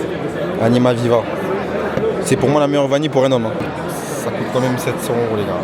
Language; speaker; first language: French; native; French